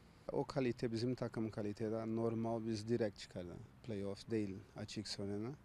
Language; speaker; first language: Turkish; non-native, learner; Portuguese